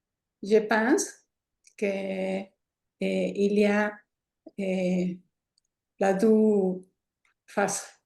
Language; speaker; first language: French; non-native, learner; Spanish